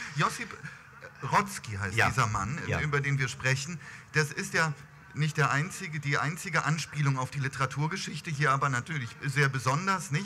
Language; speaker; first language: German; native; German